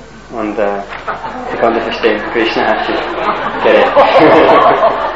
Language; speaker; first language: German; non-native, fluent; Italian